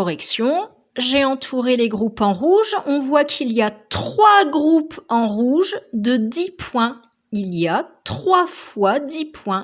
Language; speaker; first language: French; native; French